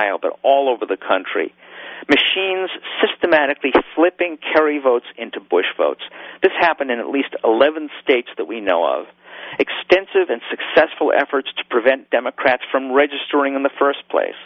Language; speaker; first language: English; native; English